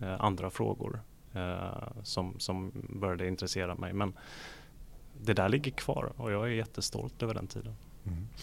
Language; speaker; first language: Swedish; native; Swedish